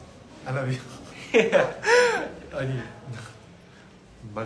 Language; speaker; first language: Korean; native; Korean